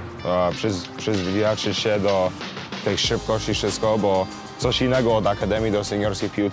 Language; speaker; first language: Polish; early bilingual, heritage; English